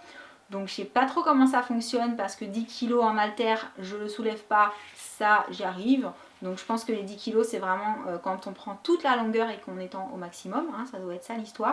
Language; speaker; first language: French; native; French